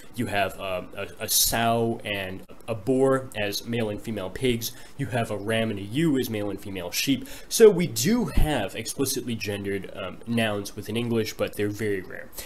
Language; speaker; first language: English; native; English